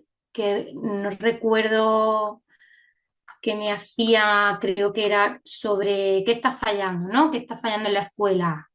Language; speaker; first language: Spanish; native; Spanish